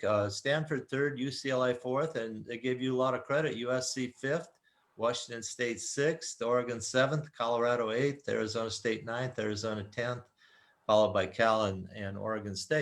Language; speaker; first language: English; native; English